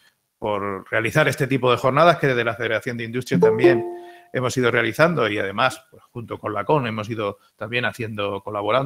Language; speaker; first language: Spanish; native; Spanish